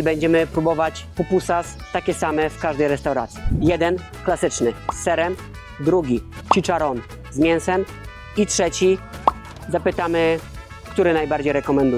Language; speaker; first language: Polish; native; Polish